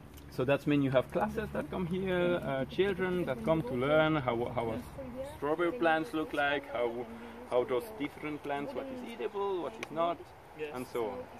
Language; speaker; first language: English; non-native, fluent; French